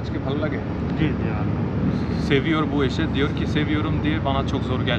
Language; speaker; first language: Turkish; non-native, learner; Bangla